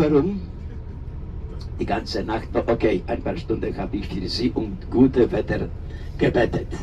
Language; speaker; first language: German; non-native, fluent; Polish